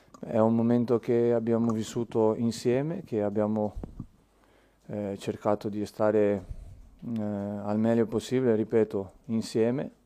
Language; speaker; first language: Italian; non-native, fluent; Portuguese